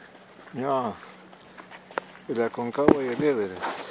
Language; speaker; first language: Spanish; native; Spanish